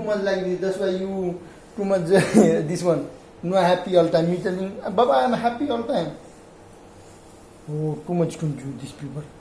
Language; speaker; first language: English; non-native, learner; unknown